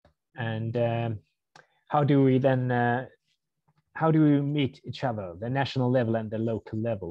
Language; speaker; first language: English; non-native, fluent; Swedish